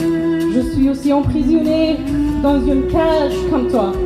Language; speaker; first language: French; non-native, learner; Persian